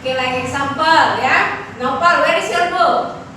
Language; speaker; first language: English; non-native, learner; Indonesian